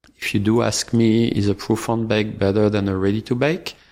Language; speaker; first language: English; non-native, fluent; French